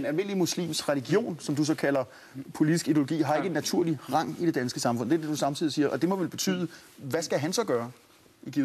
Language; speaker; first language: Danish; native; Danish